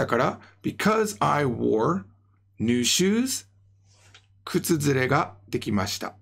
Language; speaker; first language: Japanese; non-native, fluent; English